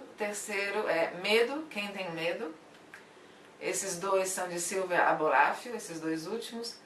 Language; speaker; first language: Portuguese; non-native, fluent; Italian